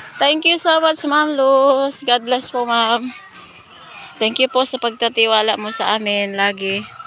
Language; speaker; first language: Filipino; non-native, local second language; Cebuano